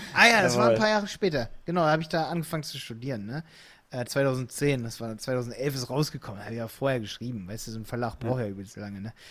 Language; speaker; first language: German; native; German